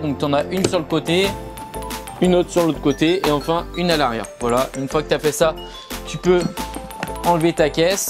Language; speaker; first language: French; native; French